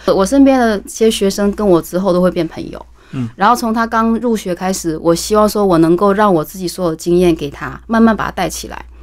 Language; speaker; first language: Chinese; native; Chinese